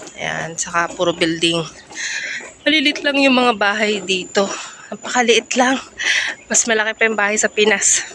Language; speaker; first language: Filipino; native; Filipino